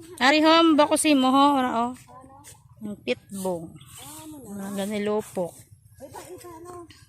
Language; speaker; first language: Filipino; non-native, local second language; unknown